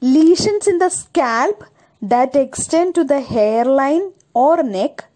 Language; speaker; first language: English; non-native, local second language; Malayalam